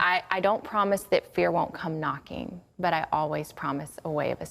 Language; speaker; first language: English; native; English